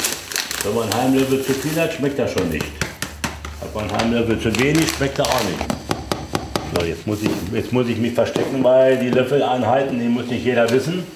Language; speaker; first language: German; native; German